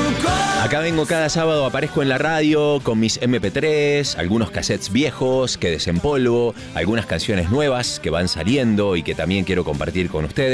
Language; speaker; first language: Spanish; native; Spanish